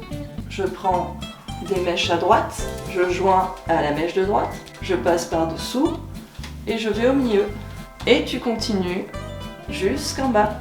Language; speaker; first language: French; native; French